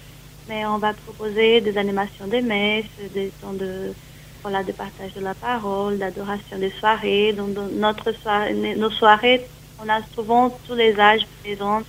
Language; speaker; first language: French; non-native, fluent; Portuguese